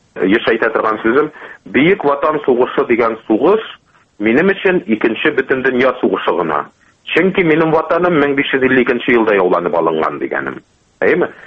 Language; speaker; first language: Tatar; native; Tatar